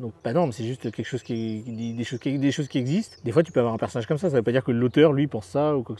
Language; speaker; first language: French; native; French